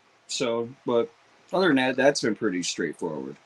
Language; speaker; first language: English; native; English